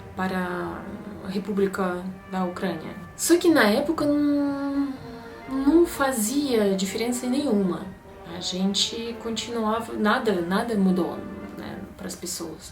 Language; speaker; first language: Portuguese; non-native, fluent; Russian